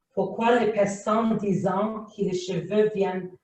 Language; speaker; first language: French; non-native, learner; English